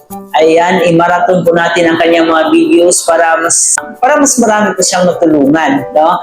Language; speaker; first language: Filipino; native; Filipino